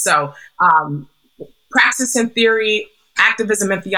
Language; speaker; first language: English; native; English